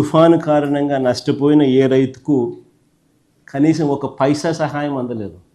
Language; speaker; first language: Telugu; native; Telugu